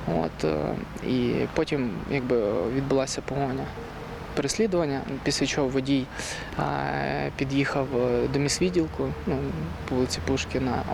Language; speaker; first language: Ukrainian; native; Ukrainian